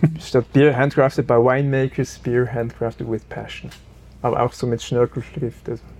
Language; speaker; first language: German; early bilingual, other home language; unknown